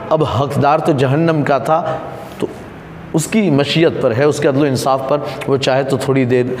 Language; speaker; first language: Urdu; non-native, local second language; Gujarati